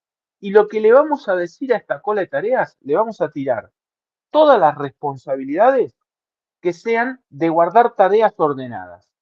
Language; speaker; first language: Spanish; native; Spanish